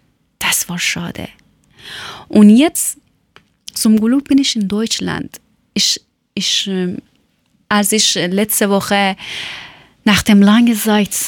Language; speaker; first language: German; non-native, learner; Persian